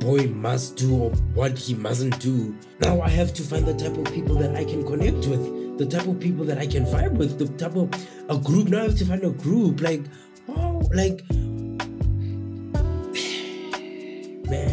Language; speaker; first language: English; non-native, local second language; Southern Sotho